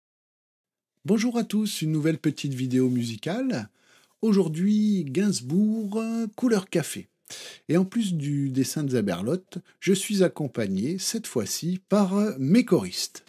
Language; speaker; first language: French; native; French